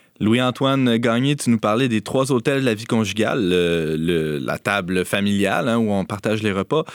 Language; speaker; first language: French; native; French